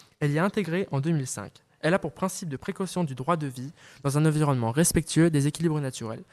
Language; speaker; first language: French; native; French